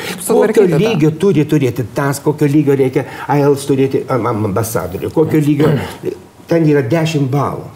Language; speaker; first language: Lithuanian; native; Lithuanian